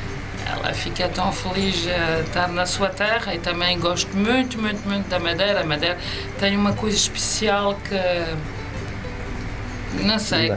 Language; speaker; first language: Portuguese; early bilingual, heritage; Portuguese